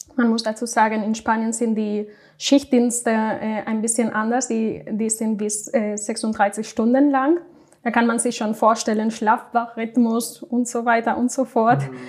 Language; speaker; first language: German; non-native, fluent; Spanish